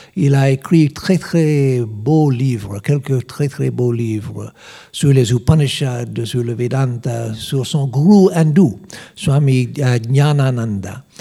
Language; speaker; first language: French; non-native, learner; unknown